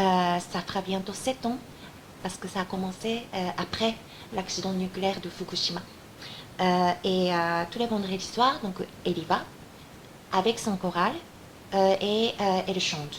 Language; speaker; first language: French; non-native, fluent; Japanese